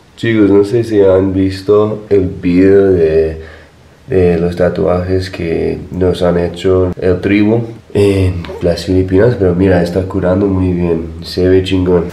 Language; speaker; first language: Spanish; non-native, fluent; English